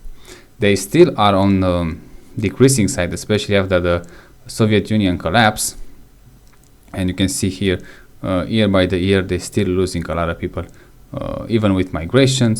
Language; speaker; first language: English; non-native, fluent; Romanian